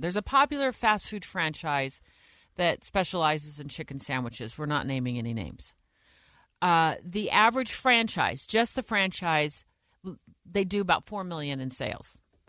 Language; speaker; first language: English; native; English